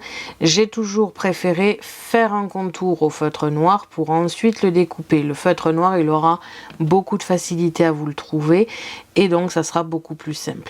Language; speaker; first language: French; native; French